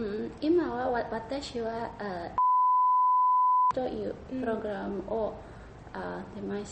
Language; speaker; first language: Japanese; non-native, learner; Indonesian